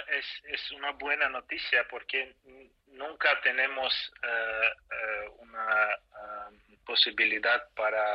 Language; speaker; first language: Spanish; non-native, fluent; Russian